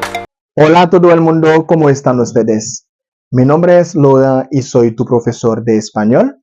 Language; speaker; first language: Spanish; non-native, learner; Haitian Creole